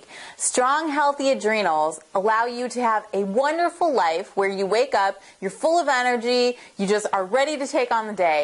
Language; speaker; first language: English; native; English